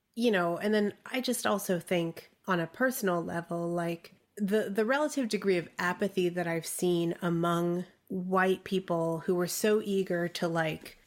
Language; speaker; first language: English; early bilingual, other home language; Chinese